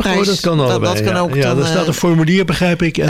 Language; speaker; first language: Dutch; native; Dutch